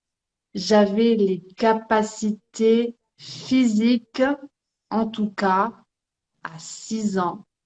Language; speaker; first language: French; native; French